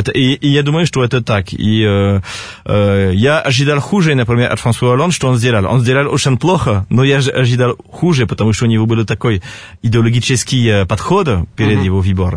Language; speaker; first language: Russian; non-native, fluent; French